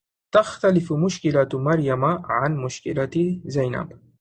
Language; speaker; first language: Arabic; non-native, fluent; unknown